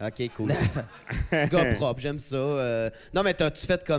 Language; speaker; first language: French; native; French